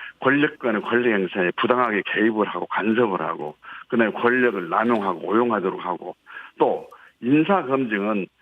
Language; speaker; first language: Korean; native; Korean